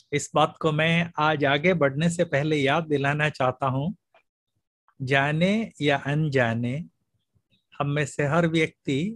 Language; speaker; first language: Hindi; non-native, local second language; Malayalam